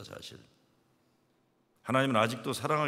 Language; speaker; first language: Korean; native; Korean